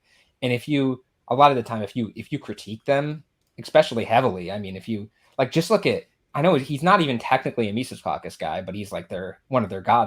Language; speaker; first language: English; native; English